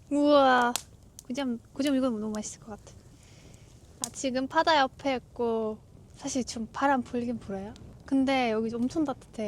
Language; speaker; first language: Korean; non-native, fluent; Turkish